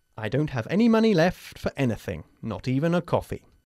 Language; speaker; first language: English; native; English